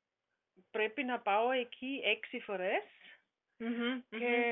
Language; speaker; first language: Greek; non-native, learner; German